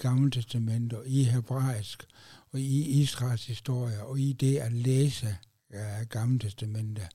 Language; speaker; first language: Danish; native; Danish